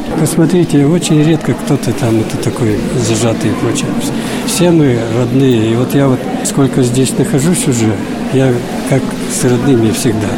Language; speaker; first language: Russian; non-native, local second language; Udmurt